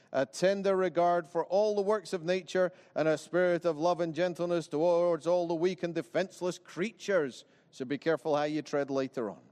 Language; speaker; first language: English; native; English